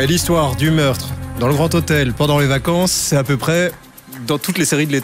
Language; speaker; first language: French; native; French